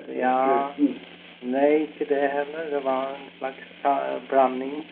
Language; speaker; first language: Norwegian; early bilingual, heritage; Norwegian